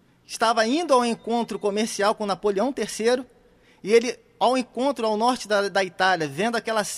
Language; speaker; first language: Portuguese; native; Portuguese